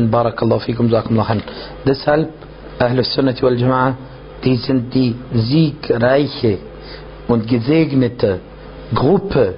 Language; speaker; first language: German; non-native, fluent; Arabic